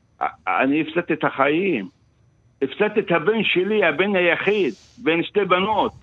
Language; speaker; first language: Hebrew; non-native, local second language; Arabic